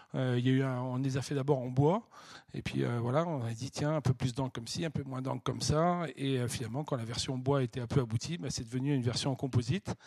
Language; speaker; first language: French; native; French